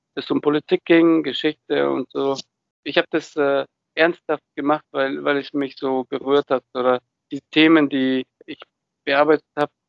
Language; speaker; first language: German; early bilingual, other home language; Bulgarian